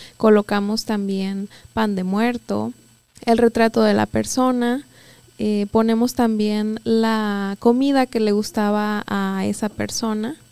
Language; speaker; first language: Spanish; native; Spanish